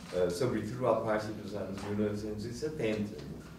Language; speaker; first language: Portuguese; non-native, fluent; English